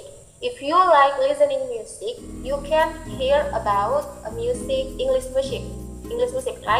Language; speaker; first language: English; non-native, learner; Indonesian